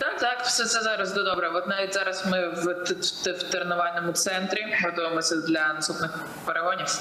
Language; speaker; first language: Ukrainian; non-native, local second language; Russian